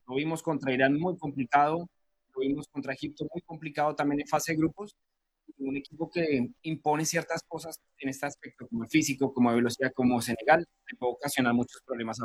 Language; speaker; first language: Spanish; native; Spanish